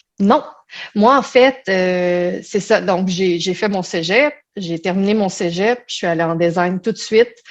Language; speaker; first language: French; early bilingual, other home language; Portuguese